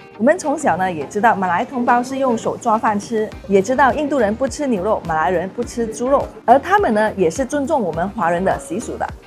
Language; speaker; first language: Chinese; native; Chinese